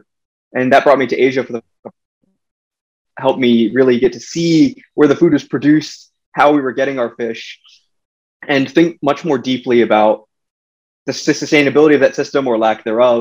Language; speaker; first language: English; native; English